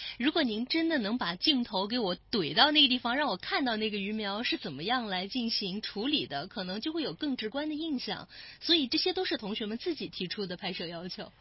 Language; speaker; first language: Chinese; native; Chinese